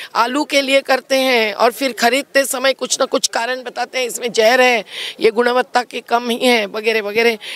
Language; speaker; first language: Hindi; non-native, local second language; Marathi